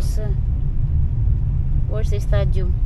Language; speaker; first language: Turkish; non-native, learner; Filipino